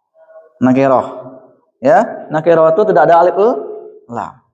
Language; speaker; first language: Indonesian; native; Indonesian